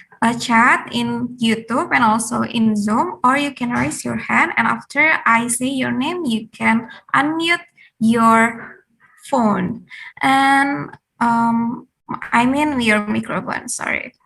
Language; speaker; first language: English; non-native, fluent; Indonesian